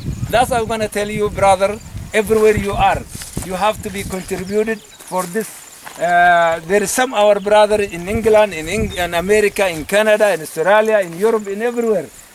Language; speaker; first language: English; non-native, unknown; Oromo